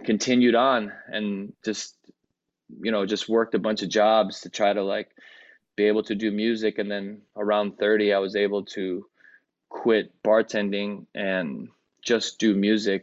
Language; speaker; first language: English; early bilingual, other home language; Greek